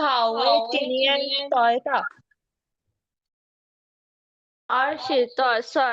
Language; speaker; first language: Chinese; non-native, learner; Urdu